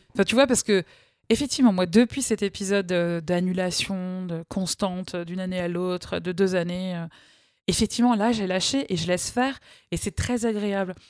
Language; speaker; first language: French; native; French